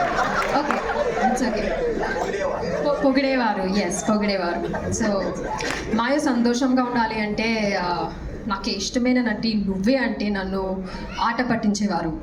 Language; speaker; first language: Telugu; non-native, learner; Malayalam